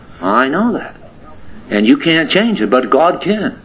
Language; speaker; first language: English; native; English